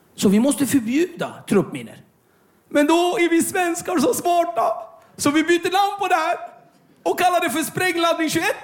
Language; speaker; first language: Swedish; early bilingual, other home language; Kurdish